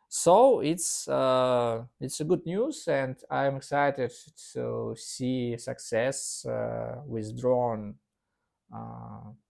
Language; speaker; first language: English; non-native, learner; Russian